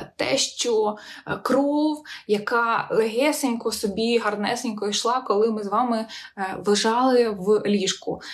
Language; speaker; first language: Ukrainian; non-native, local second language; Russian